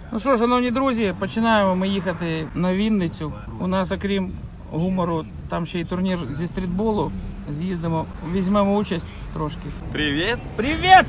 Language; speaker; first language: Ukrainian; non-native, local second language; Russian